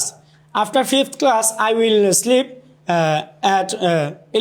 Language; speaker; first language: English; non-native, learner; Bangla